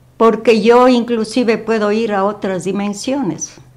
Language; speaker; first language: Spanish; native; Spanish